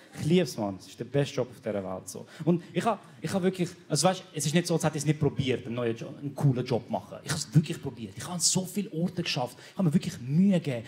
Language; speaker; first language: German; early bilingual, other home language; Croatian